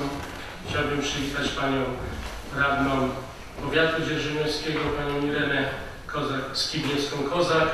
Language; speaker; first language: Polish; native; Polish